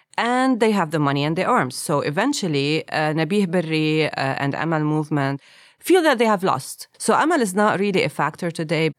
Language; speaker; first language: English; non-native, fluent; Arabic